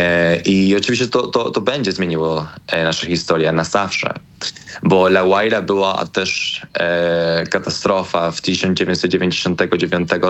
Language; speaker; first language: Polish; non-native, learner; Spanish